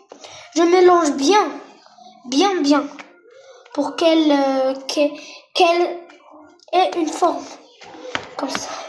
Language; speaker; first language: French; non-native, local second language; Arabic